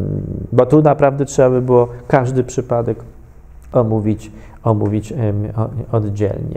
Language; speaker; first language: Polish; native; Polish